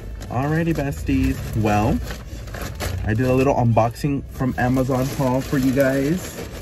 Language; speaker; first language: English; early bilingual, other home language; Spanish